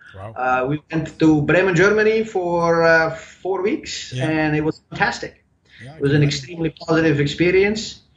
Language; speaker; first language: English; non-native, fluent; German